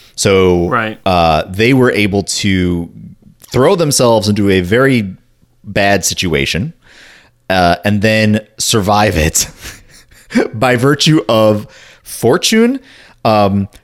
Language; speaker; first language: English; native; English